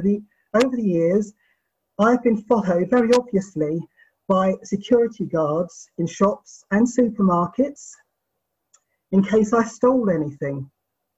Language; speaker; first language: English; native; English